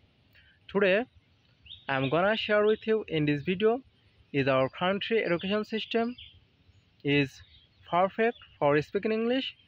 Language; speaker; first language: English; non-native, learner; Bangla